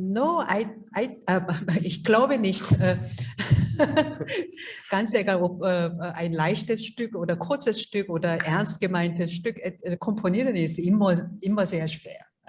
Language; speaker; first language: German; non-native, fluent; Korean